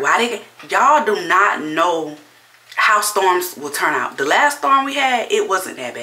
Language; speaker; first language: English; native; English